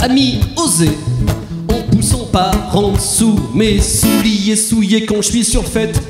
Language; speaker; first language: French; native; French